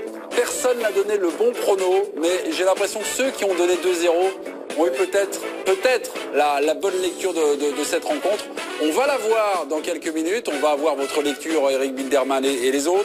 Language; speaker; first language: French; native; French